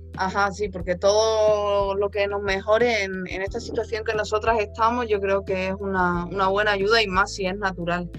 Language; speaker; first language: Spanish; native; Spanish